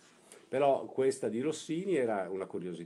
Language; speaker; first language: Italian; native; Italian